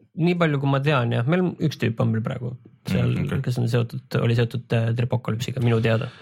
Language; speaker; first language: Estonian; native; Estonian